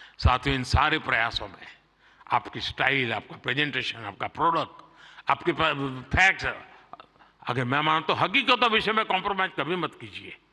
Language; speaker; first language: Hindi; non-native, local second language; Gujarati